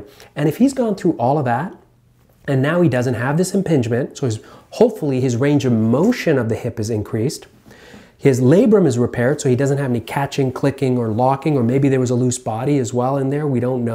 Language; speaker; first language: English; native; English